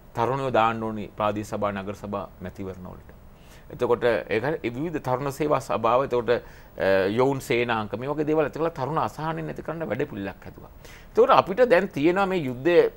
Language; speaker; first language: Sinhala; native; Sinhala